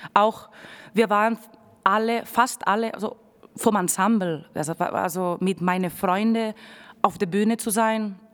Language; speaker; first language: German; non-native, fluent; Spanish